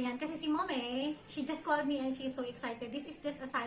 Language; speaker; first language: English; non-native, local second language; Filipino